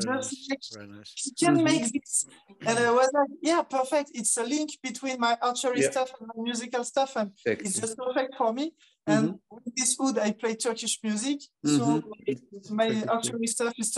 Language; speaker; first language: English; non-native, fluent; French